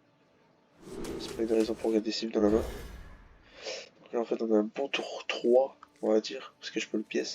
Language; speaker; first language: French; native; French